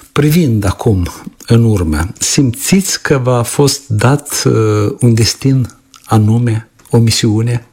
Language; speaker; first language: Romanian; native; Romanian